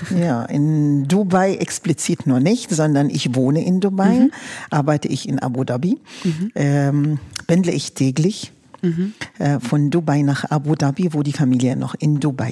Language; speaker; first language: German; non-native, fluent; Arabic